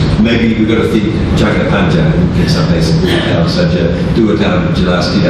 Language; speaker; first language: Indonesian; non-native, fluent; English